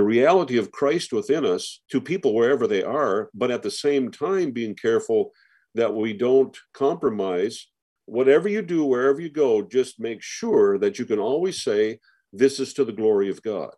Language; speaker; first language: English; native; English